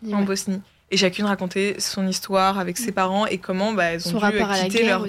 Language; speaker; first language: French; native; French